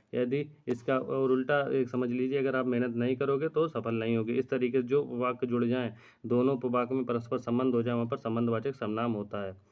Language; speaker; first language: Hindi; native; Hindi